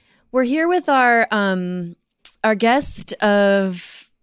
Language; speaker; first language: English; native; English